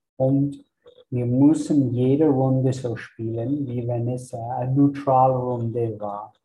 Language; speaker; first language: German; non-native, fluent; English